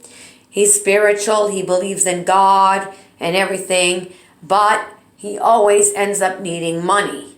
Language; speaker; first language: English; native; English